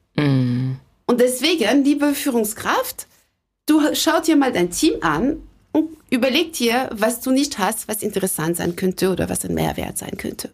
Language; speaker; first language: German; non-native, fluent; French